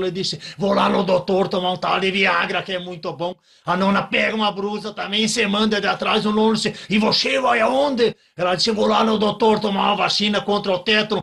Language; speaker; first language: Portuguese; native; Portuguese